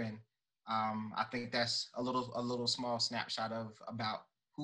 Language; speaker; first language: English; native; English